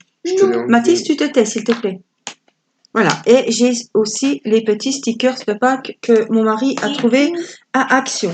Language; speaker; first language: French; native; French